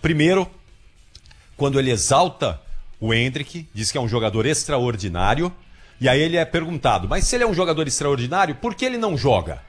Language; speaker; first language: Portuguese; native; Portuguese